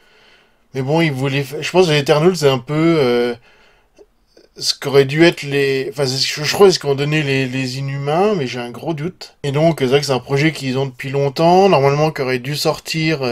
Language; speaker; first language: French; native; French